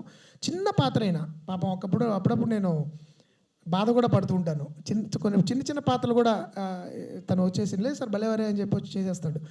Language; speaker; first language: Telugu; native; Telugu